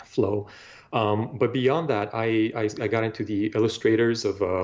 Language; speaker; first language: English; non-native, fluent; Bulgarian